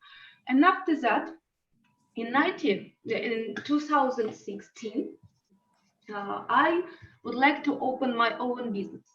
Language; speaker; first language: English; non-native, learner; Russian